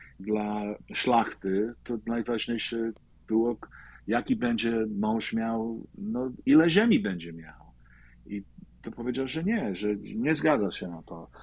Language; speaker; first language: Polish; early bilingual, heritage; Polish